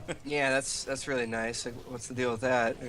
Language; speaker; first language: English; native; English